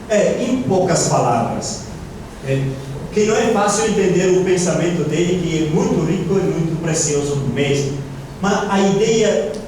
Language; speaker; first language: Portuguese; non-native, fluent; Italian